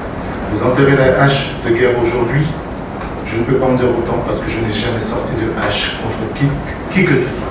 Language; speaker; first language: French; native; French